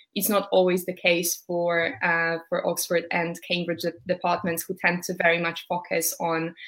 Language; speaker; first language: English; non-native, fluent; Polish